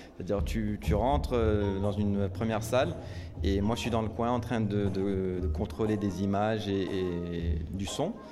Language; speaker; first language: French; non-native, local second language; Arabic